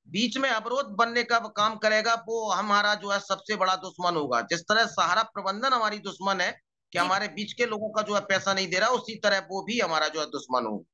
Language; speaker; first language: Hindi; native; Hindi